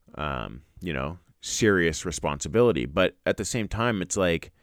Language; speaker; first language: English; native; English